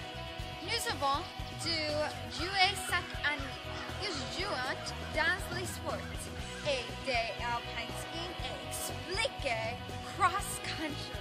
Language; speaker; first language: French; non-native, learner; English